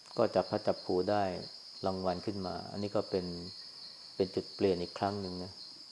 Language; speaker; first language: Thai; native; Thai